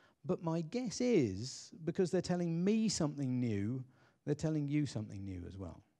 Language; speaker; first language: English; native; English